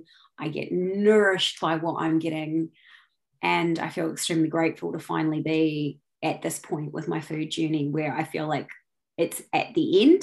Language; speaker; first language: English; native; English